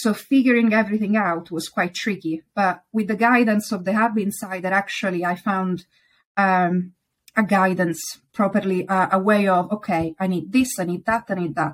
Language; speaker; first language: English; non-native, fluent; Italian